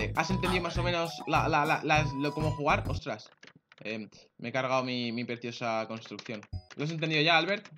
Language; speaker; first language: Spanish; native; Spanish